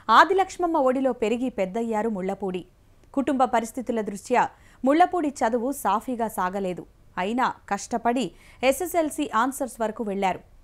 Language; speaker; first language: Telugu; native; Telugu